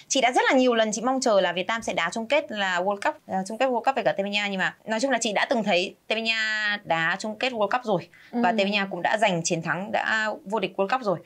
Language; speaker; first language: Vietnamese; early bilingual, other home language; Spanish